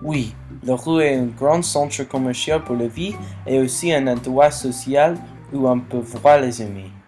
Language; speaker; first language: French; non-native, learner; English